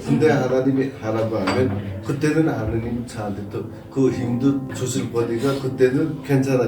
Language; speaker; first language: Korean; non-native, fluent; Nepali